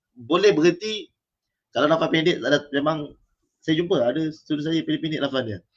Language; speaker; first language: Malay; native; Malay